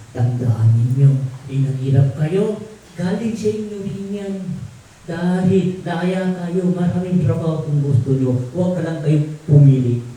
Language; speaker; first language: Filipino; non-native, local second language; Tausug